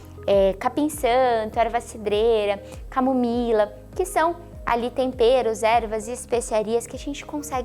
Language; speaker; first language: Portuguese; native; Portuguese